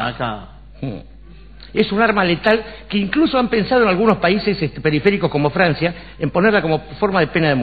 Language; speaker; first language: Spanish; native; Spanish